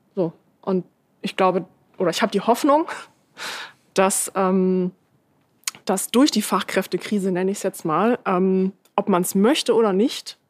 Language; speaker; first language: German; native; German